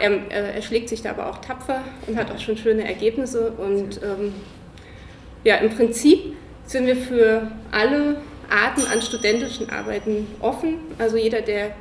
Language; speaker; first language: German; native; German